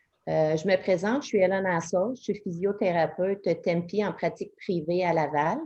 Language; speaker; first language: French; native; French